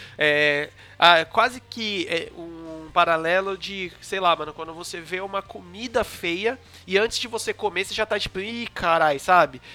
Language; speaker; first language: Portuguese; native; Portuguese